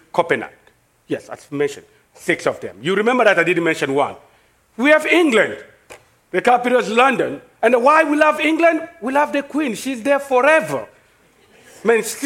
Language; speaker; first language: English; non-native, fluent; French